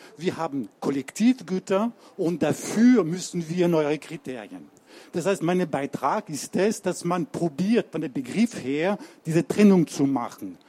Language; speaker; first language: German; non-native, fluent; French